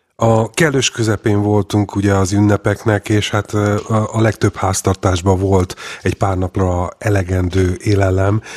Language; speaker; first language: Hungarian; native; Hungarian